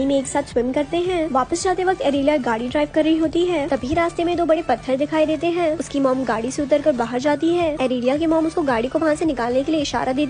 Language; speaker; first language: Hindi; native; Hindi